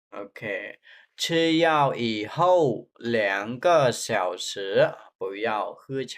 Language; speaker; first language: Chinese; non-native, fluent; Khmer